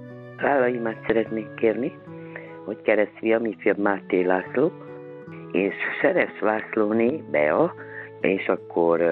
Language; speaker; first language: Hungarian; native; Hungarian